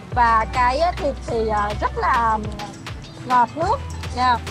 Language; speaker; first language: Vietnamese; native; Vietnamese